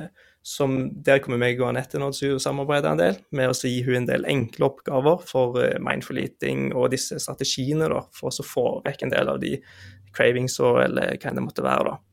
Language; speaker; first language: Norwegian; native; Norwegian